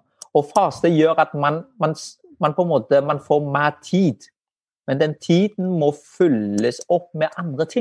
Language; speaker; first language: Norwegian; non-native, fluent; Vietnamese